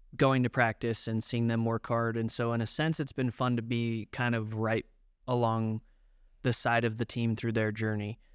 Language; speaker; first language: English; native; English